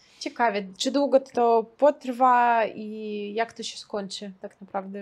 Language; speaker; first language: Polish; non-native, fluent; Russian